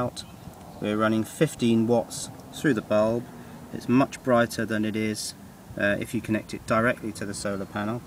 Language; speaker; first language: English; native; English